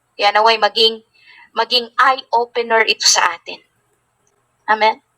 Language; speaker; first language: Filipino; native; Filipino